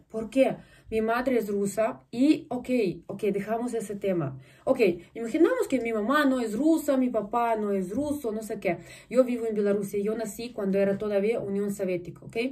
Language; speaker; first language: Spanish; non-native, fluent; Russian